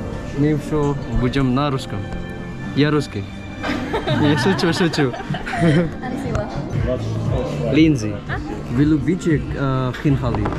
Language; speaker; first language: Russian; non-native, learner; Indonesian